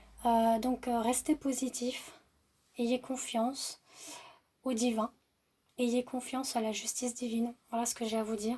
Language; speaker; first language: French; native; French